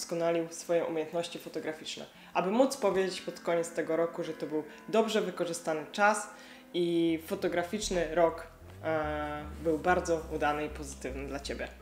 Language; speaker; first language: Polish; native; Polish